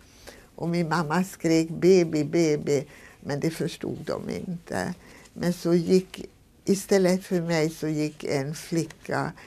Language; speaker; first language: Swedish; non-native, fluent; Hungarian